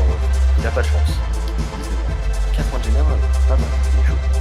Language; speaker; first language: French; native; French